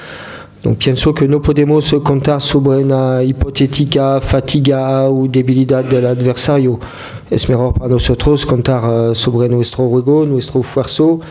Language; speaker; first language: Spanish; non-native, fluent; French